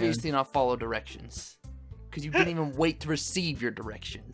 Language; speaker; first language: English; native; English